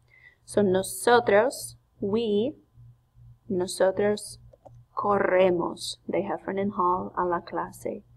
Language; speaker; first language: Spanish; non-native, fluent; English